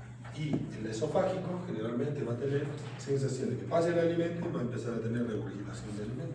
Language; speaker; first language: Spanish; native; Spanish